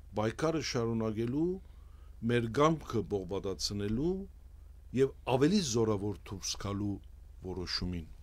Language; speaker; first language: Armenian; early bilingual, heritage; Armenian